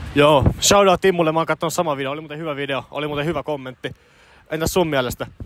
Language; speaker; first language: Finnish; native; Finnish